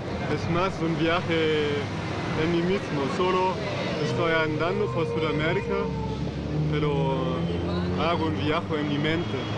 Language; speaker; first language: Spanish; non-native, fluent; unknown